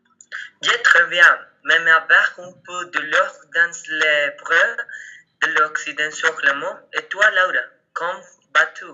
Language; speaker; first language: French; non-native, learner; Spanish